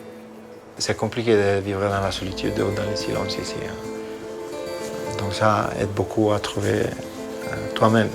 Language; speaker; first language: French; non-native, fluent; Italian